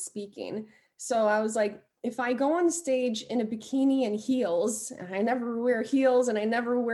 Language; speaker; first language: English; early bilingual, other home language; Albanian